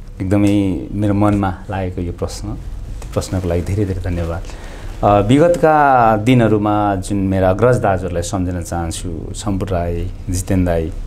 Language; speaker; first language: Nepali; non-native, local second language; Limbu